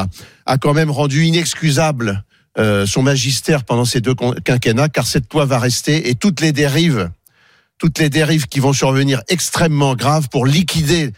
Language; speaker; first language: French; native; French